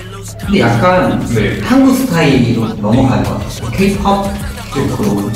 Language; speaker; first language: Korean; non-native, fluent; Chinese